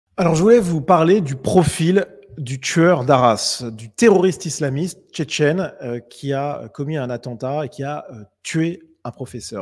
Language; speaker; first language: French; native; French